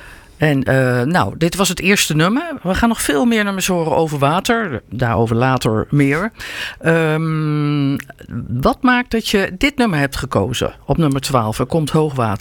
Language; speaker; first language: Dutch; native; Dutch